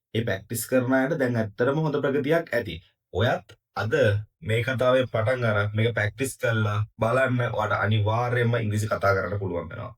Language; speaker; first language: Sinhala; native; Sinhala